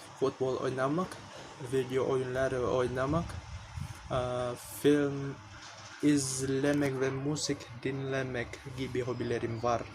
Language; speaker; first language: Turkish; non-native, learner; Indonesian